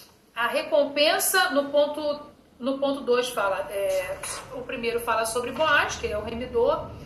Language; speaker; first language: Portuguese; native; Portuguese